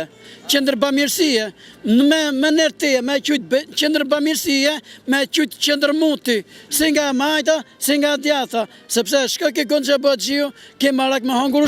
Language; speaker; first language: Albanian; native; Albanian